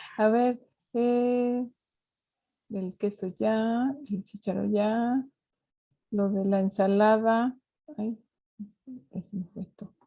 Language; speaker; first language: Spanish; native; Spanish